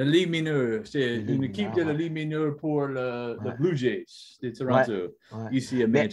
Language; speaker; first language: French; non-native, learner; English